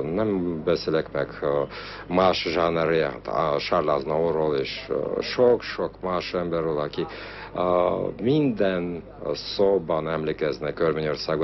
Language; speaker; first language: Hungarian; non-native, fluent; Armenian